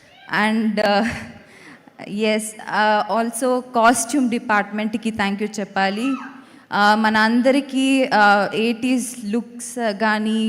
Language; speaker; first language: Telugu; non-native, local second language; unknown